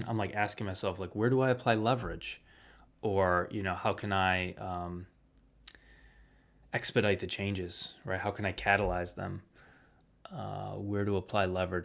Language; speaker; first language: English; native; English